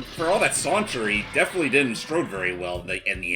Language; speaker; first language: English; native; English